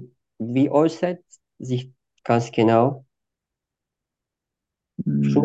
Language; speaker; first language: German; non-native, fluent; Turkish